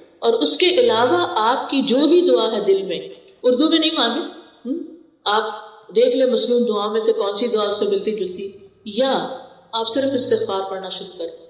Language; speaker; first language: Urdu; native; Urdu